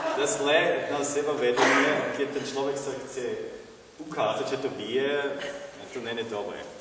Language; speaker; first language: Slovak; non-native, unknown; German